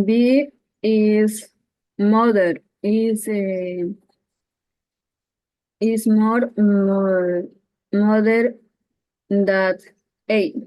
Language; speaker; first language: English; non-native, learner; Spanish